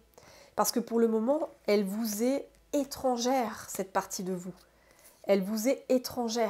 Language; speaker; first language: French; native; French